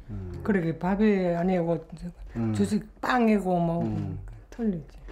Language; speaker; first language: Korean; native; Korean